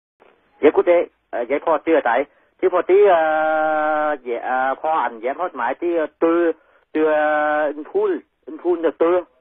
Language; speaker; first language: Danish; non-native, learner; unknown